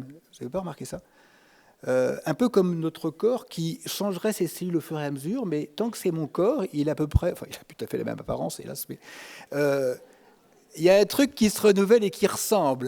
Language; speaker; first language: French; native; French